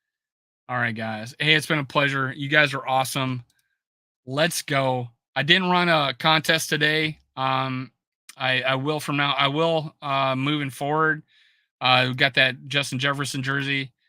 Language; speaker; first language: English; native; English